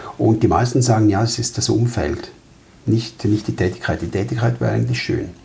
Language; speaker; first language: German; early bilingual, other home language; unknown